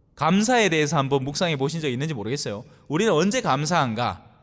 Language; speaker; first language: Korean; native; Korean